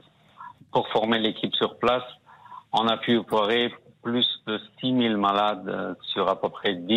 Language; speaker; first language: French; non-native, fluent; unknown